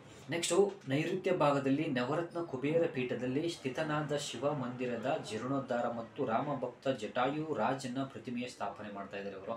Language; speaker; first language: Kannada; native; Kannada